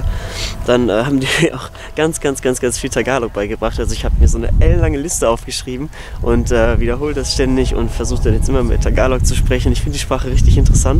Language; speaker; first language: German; native; German